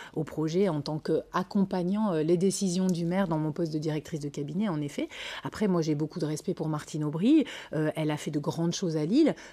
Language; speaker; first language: French; native; French